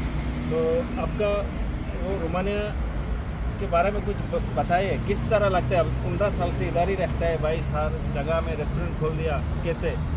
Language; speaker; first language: Hindi; non-native, learner; Bangla